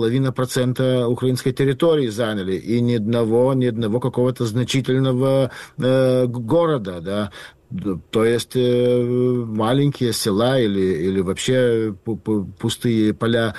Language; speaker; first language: Russian; non-native, fluent; Lithuanian